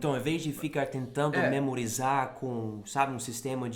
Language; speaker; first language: Portuguese; non-native, fluent; English